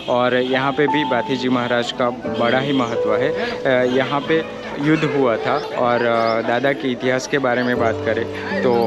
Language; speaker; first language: Hindi; non-native, local second language; Gujarati